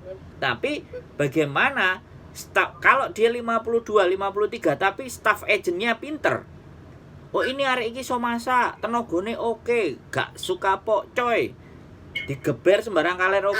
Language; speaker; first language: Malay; non-native, local second language; Javanese